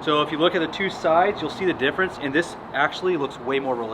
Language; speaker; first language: English; native; English